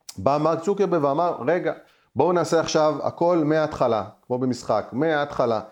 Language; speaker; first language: Hebrew; native; Hebrew